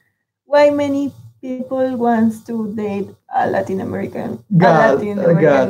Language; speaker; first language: English; non-native, learner; Spanish